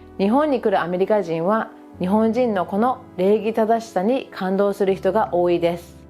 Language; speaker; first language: Japanese; native; Japanese